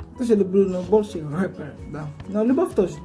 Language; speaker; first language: Russian; non-native, learner; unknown